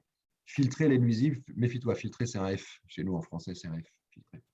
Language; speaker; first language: French; native; French